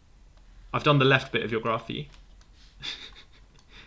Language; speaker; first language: English; native; English